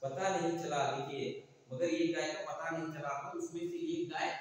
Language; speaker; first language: Hindi; non-native, local second language; Kannada